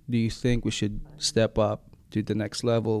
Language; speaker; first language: English; non-native, local second language; Waray